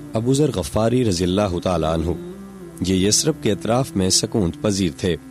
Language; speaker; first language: Urdu; non-native, local second language; Punjabi